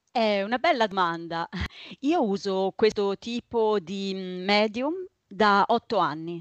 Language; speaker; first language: Italian; native; Italian